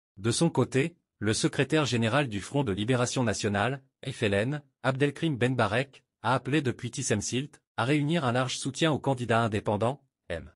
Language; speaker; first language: French; non-native, local second language; Arabic